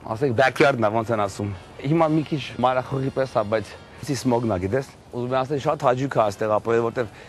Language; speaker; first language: Armenian; early bilingual, heritage; Armenian